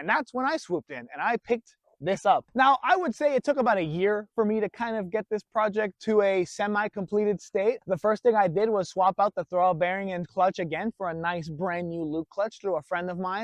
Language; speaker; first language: English; native; English